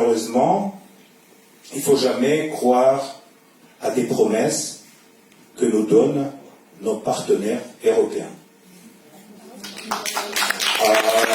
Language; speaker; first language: French; non-native, fluent; Russian